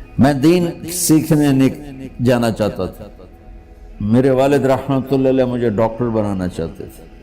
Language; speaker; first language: Urdu; non-native, local second language; Punjabi